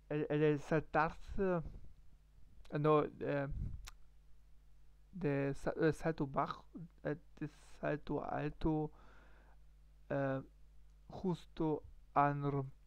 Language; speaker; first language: Spanish; non-native, learner; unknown